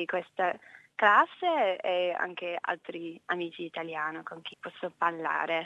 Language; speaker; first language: Italian; non-native, learner; English